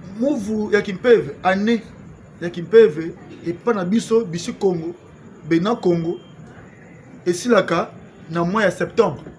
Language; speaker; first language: Lingala; non-native, local second language; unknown